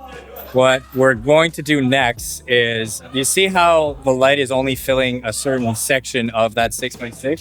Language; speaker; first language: English; native; English